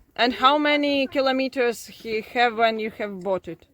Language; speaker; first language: English; non-native, learner; Ukrainian